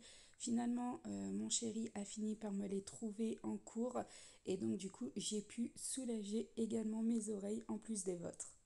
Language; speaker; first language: French; native; French